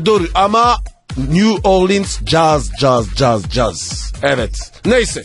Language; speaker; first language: Turkish; non-native, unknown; French